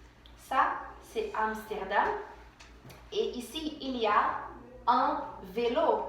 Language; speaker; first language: French; non-native, fluent; English